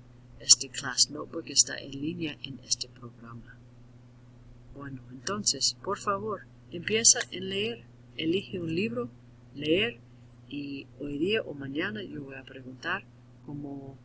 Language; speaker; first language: Spanish; non-native, learner; English